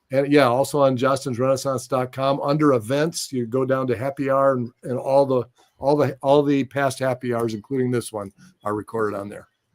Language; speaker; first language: English; native; English